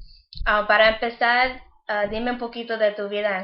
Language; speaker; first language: Spanish; early bilingual, heritage; Spanish